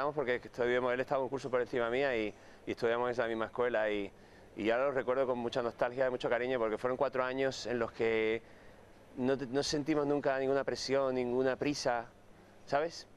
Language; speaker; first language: Spanish; native; Spanish